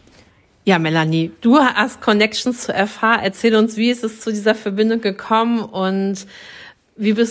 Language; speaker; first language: German; native; German